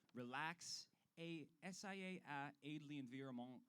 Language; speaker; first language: French; non-native, learner; English